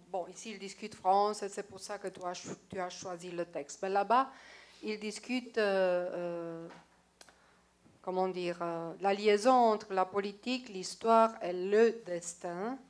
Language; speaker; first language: French; non-native, fluent; Romanian